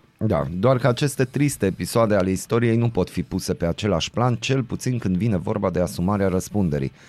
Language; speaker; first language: Romanian; native; Romanian